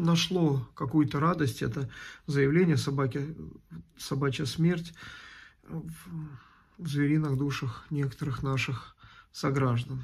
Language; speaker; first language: Russian; native; Russian